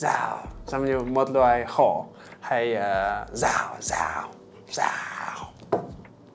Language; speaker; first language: Vietnamese; non-native, learner; English